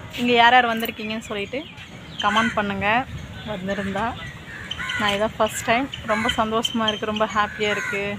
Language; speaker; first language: Tamil; native; Tamil